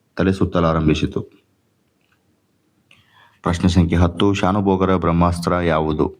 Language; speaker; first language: Kannada; native; Kannada